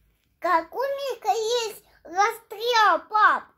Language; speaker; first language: Russian; early bilingual, heritage; Russian